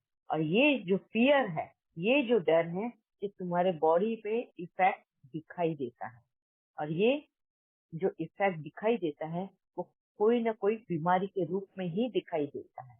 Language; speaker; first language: Hindi; native; Hindi